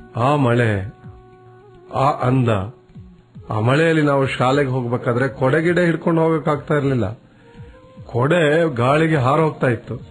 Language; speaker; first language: Kannada; native; Kannada